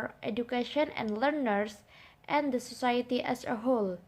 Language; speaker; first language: English; non-native, learner; Indonesian